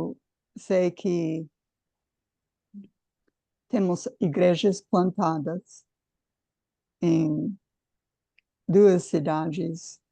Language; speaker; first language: Portuguese; non-native, fluent; English